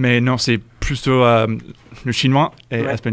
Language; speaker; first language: French; non-native, fluent; English